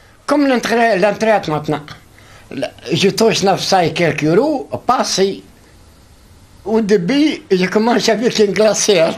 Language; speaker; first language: French; non-native, learner; Arabic